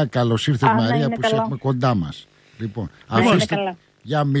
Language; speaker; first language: Greek; native; Greek